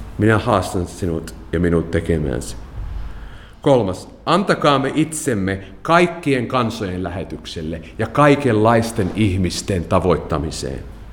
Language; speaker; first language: Finnish; non-native, fluent; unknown